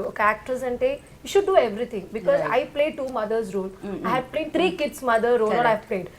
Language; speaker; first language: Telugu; non-native, learner; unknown